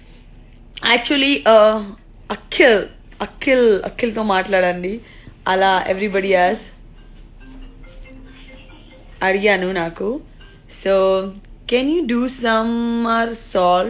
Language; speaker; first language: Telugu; non-native, learner; Gujarati